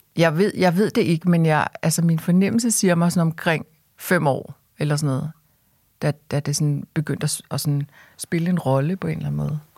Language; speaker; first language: Danish; early bilingual, other home language; Korean